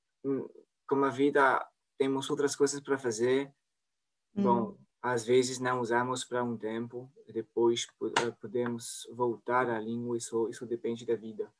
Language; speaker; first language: Portuguese; non-native, fluent; French